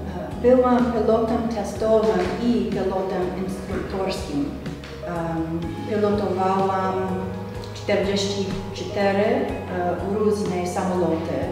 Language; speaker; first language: Polish; non-native, learner; English